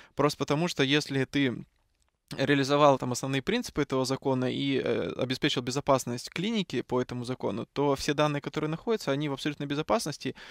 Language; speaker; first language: Russian; native; Russian